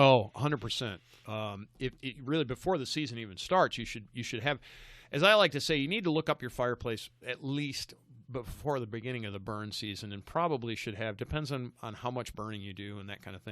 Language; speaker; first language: English; native; English